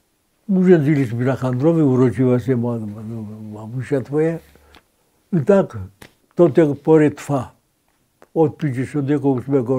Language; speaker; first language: Polish; non-native, fluent; Greek